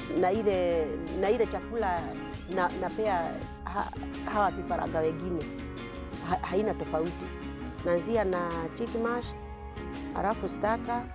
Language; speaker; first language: Swahili; non-native, local second language; Kikuyu